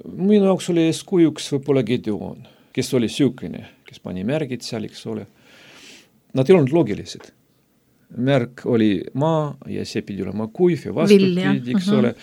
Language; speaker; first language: Estonian; non-native, local second language; Russian